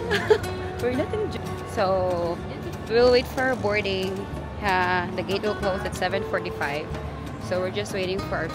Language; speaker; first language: English; non-native, local second language; Filipino